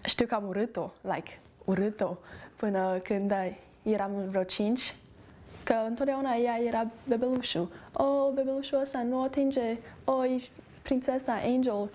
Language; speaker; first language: Romanian; early bilingual, heritage; Romanian